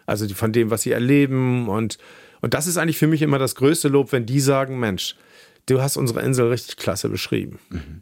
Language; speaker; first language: German; native; German